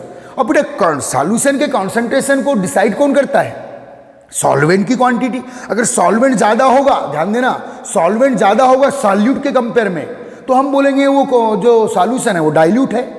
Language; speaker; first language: Hindi; native; Hindi